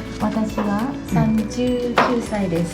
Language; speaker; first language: Japanese; non-native, fluent; Thai